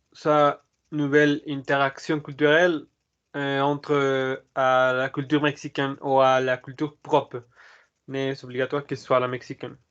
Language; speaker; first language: French; non-native, learner; Spanish